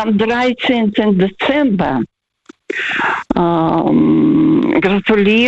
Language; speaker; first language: German; non-native, learner; Russian